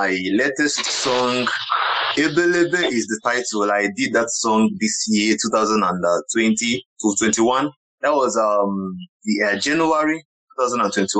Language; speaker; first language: English; non-native, local second language; Igbo